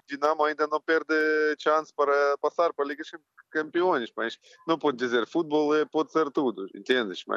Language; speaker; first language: Portuguese; non-native, learner; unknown